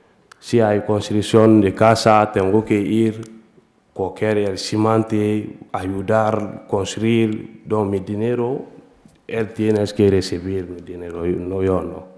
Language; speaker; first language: Spanish; non-native, learner; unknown